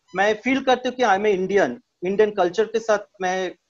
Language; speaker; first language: Hindi; non-native, local second language; Bangla